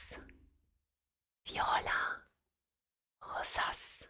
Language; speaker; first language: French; non-native, fluent; Italian